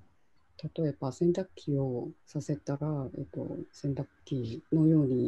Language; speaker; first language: Japanese; non-native, local second language; Chinese